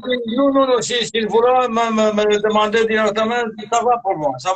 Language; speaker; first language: French; non-native, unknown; Romanian